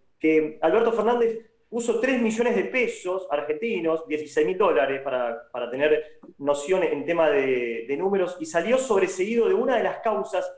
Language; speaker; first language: Spanish; native; Spanish